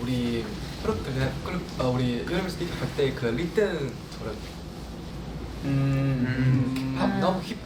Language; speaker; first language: Korean; non-native, learner; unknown